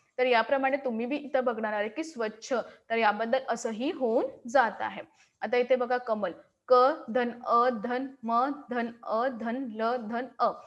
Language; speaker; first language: Marathi; non-native, local second language; Hindi